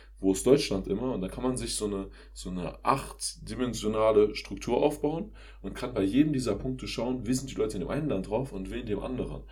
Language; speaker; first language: German; native; German